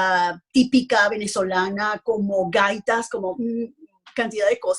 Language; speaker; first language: Spanish; native; Spanish